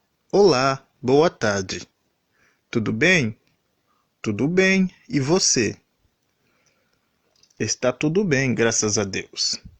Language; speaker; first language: Portuguese; non-native, learner; Haitian Creole